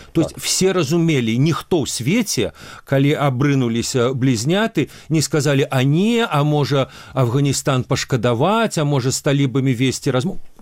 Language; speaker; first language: Belarusian; non-native, local second language; Russian